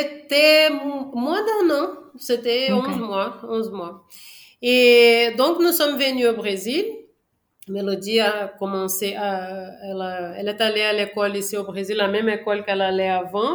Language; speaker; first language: French; non-native, fluent; Portuguese